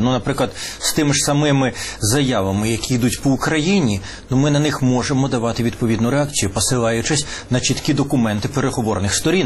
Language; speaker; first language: Ukrainian; native; Ukrainian